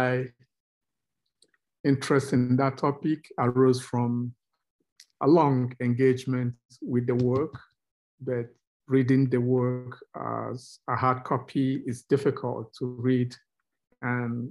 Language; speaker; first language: English; non-native, local second language; Igbo